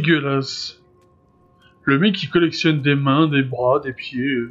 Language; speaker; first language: French; native; French